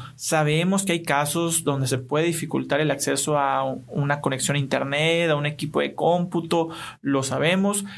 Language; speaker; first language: Spanish; native; Spanish